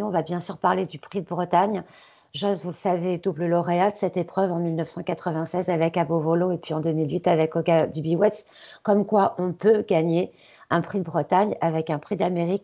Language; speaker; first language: French; native; French